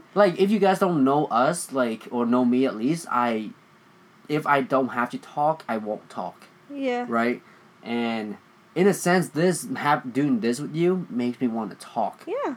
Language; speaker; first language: English; early bilingual, other home language; Vietnamese